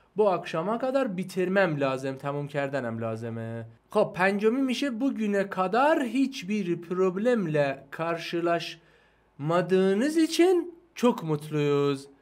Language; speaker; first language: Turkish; non-native, fluent; Persian